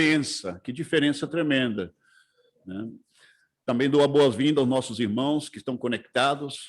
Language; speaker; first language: Portuguese; non-native, fluent; Spanish